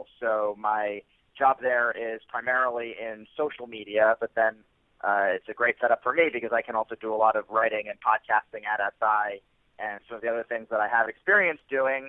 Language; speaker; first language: English; native; English